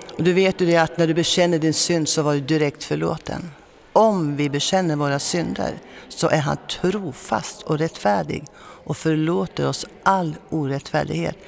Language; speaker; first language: Swedish; native; Swedish